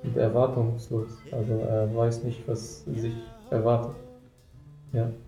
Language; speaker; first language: German; non-native, fluent; Arabic